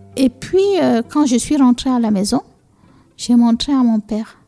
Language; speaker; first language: French; non-native, local second language; Fula